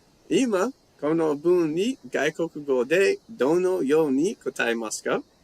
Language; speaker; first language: Japanese; non-native, learner; English